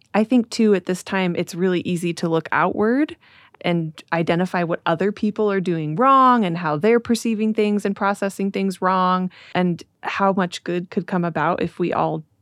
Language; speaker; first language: English; native; English